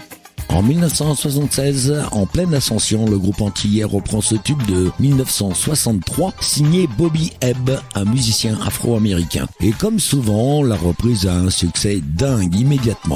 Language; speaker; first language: French; native; French